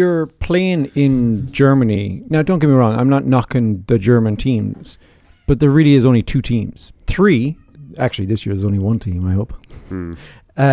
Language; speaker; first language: English; native; English